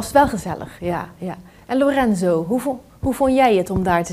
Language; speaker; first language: Dutch; native; Dutch